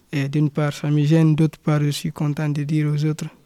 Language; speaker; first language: French; non-native, local second language; Fula